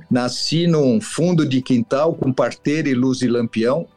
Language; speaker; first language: Portuguese; native; Portuguese